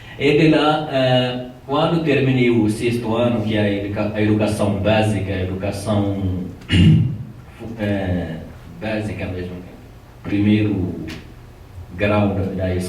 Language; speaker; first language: Portuguese; non-native, fluent; Tamasheq